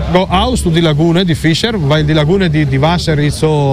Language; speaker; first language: German; non-native, learner; Italian